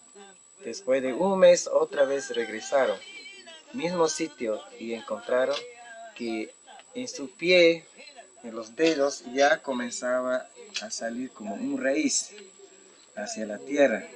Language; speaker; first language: Spanish; non-native, local second language; Shipibo-Conibo